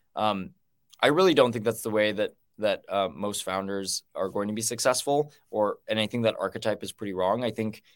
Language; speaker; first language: English; native; English